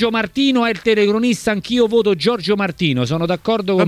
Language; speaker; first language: Italian; native; Italian